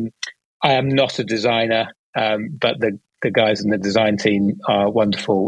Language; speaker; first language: English; native; English